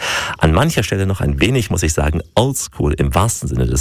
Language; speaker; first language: German; native; German